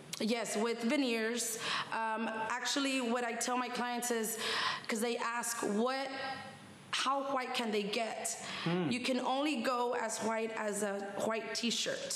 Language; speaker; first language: English; early bilingual, other home language; Spanish